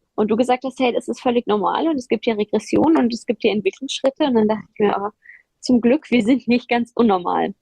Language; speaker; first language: German; native; German